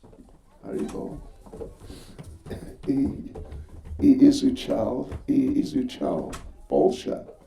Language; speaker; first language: Russian; non-native, learner; English